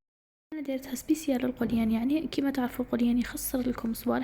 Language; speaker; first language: Arabic; native; Arabic